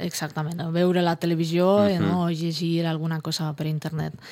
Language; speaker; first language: Catalan; non-native, fluent; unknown